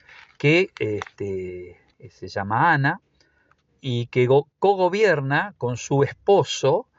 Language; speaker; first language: Spanish; native; Spanish